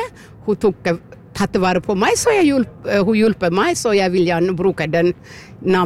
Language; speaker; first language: Norwegian; non-native, fluent; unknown